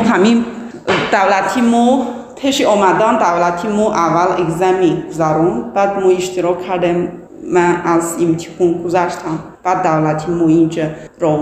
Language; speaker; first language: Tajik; non-native, learner; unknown